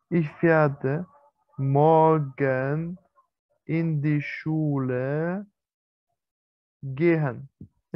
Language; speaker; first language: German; non-native, fluent; Turkish